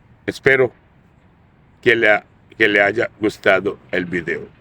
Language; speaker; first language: Spanish; non-native, fluent; Urdu